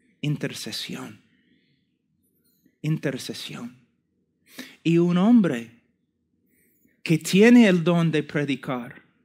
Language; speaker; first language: Spanish; non-native, fluent; English